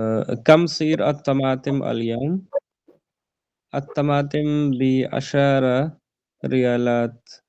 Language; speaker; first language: Arabic; non-native, learner; Urdu